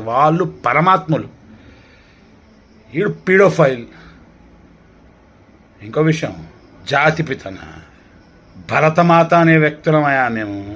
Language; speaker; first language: Telugu; native; Telugu